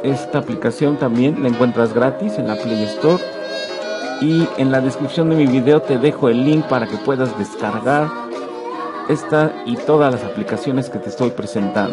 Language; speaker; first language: Spanish; native; Spanish